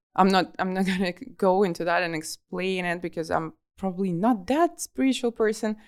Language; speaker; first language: English; non-native, fluent; Russian